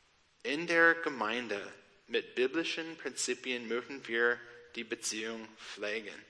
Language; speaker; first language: German; non-native, learner; English